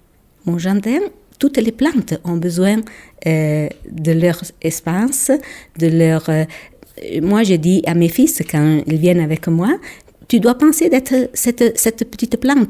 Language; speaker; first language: French; non-native, local second language; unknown